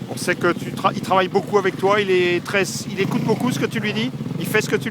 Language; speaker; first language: French; native; French